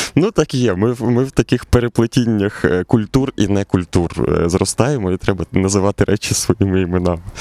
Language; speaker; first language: Ukrainian; non-native, local second language; Russian